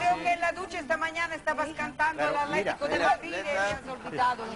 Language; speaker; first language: Spanish; native; Spanish